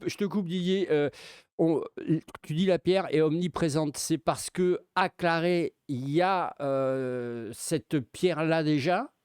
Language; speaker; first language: French; native; French